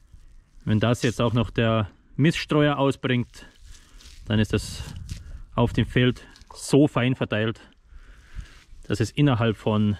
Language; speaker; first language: German; native; German